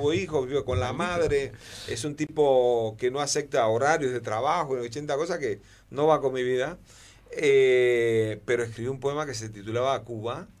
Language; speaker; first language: Spanish; native; Spanish